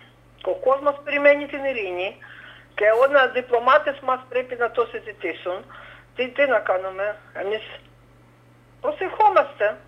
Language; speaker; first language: Greek; non-native, fluent; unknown